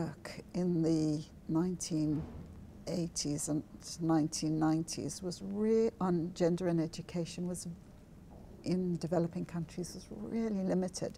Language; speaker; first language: English; native; English